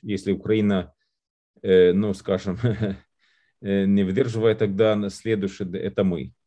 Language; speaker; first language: Russian; non-native, fluent; Lithuanian